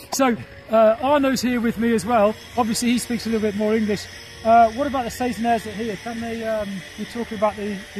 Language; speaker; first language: English; native; English